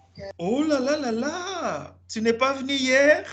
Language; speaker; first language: French; non-native, fluent; Spanish